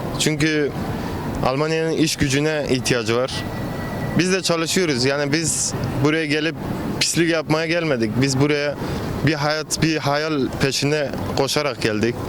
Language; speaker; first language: Turkish; early bilingual, other home language; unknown